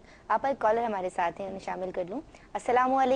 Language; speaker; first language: Urdu; native; Urdu